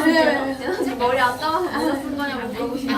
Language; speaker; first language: Korean; non-native, fluent; Japanese